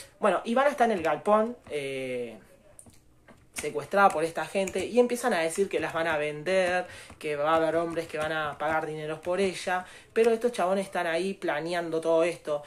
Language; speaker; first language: Spanish; native; Spanish